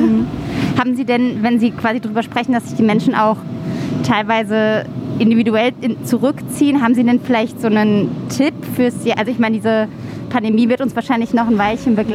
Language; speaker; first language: German; native; German